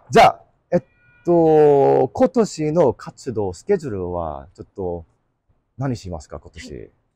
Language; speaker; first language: Japanese; non-native, learner; English